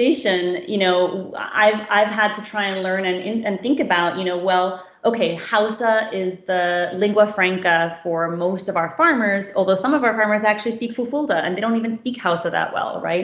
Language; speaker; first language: English; native; English